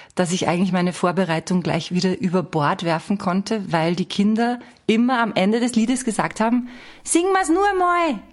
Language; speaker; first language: German; native; German